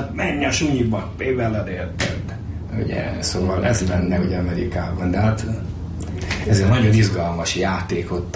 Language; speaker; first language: Hungarian; native; Hungarian